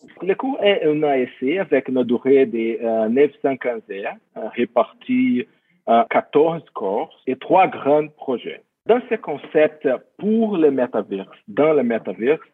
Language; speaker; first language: French; non-native, fluent; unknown